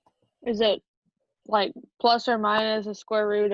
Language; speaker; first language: English; native; English